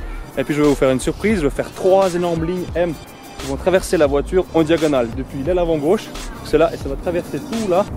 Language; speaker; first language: French; native; French